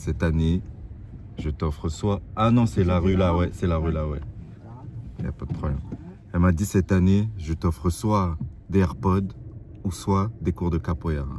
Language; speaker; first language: French; native; French